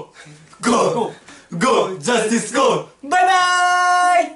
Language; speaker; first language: Japanese; native; Japanese